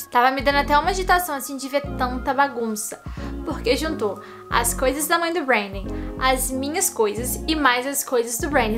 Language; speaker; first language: Portuguese; native; Portuguese